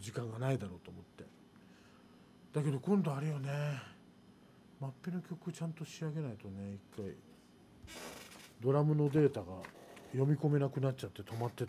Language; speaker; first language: Japanese; native; Japanese